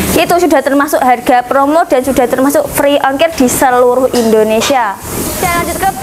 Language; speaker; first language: Indonesian; native; Indonesian